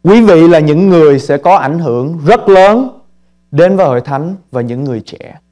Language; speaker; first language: Vietnamese; early bilingual, heritage; Vietnamese